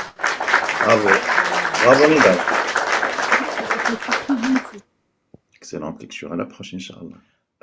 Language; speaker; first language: French; non-native, local second language; Arabic